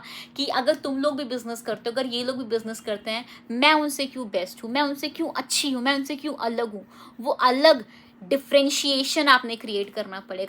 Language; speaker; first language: Hindi; native; Hindi